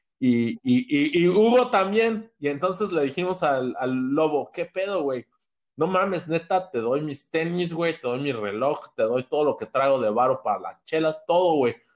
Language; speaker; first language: Spanish; native; Spanish